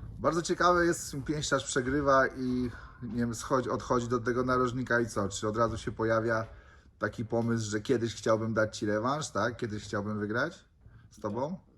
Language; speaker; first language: Polish; native; Polish